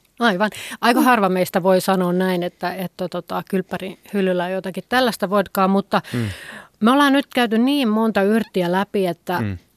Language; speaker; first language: Finnish; native; Finnish